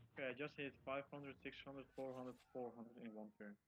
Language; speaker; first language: English; non-native, fluent; Dutch